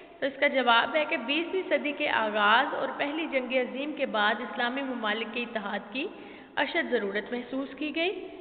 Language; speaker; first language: Urdu; native; Urdu